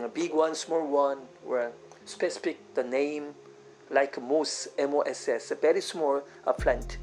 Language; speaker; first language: English; non-native, fluent; Korean